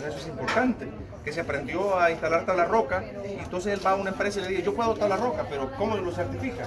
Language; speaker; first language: Spanish; native; Spanish